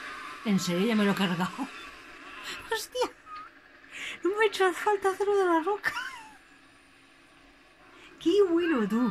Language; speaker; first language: Spanish; native; Spanish